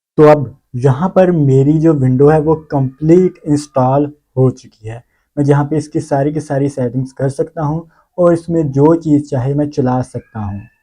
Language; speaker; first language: Urdu; native; Urdu